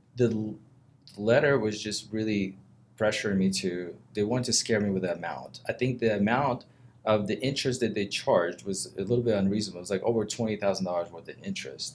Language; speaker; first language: English; non-native, fluent; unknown